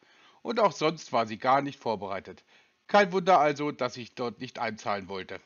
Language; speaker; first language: German; native; German